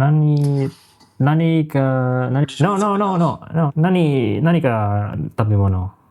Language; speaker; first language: Japanese; non-native, learner; Indonesian